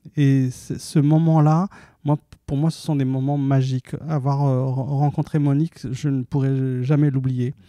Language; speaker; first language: French; early bilingual, other home language; Arabic